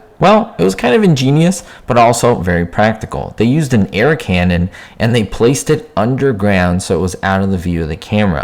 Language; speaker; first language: English; native; English